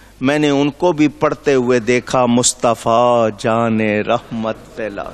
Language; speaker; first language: Urdu; non-native, local second language; Punjabi